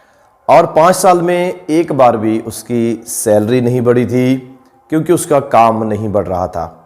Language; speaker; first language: Hindi; native; Hindi